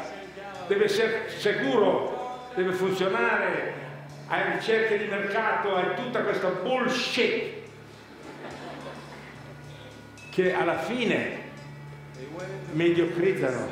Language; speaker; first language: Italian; non-native, fluent; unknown